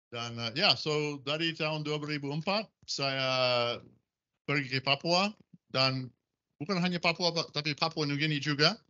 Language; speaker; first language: Indonesian; non-native, fluent; English